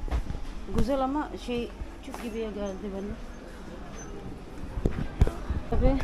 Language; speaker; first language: Turkish; non-native, learner; Filipino